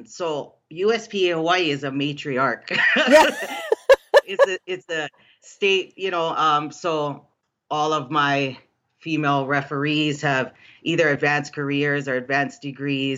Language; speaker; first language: English; native; English